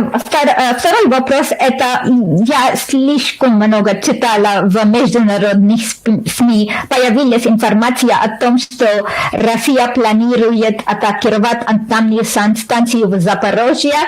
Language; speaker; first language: Russian; non-native, learner; English